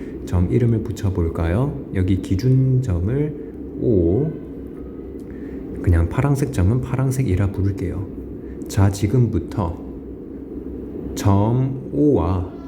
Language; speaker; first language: Korean; native; Korean